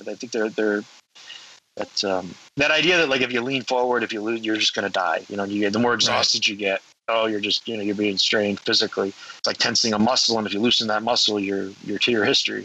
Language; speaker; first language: English; native; English